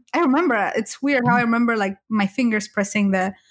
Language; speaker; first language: English; early bilingual, other home language; Spanish